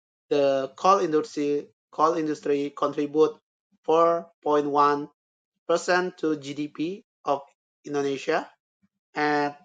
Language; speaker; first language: English; non-native, learner; Indonesian